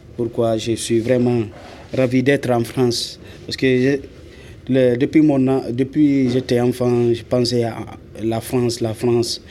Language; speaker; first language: French; non-native, local second language; Fula